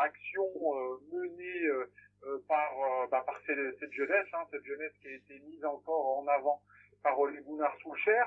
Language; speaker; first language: French; native; French